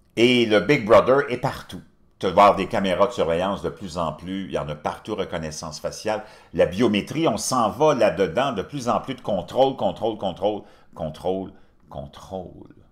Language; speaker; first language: French; native; French